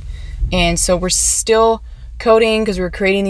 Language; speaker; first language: English; native; English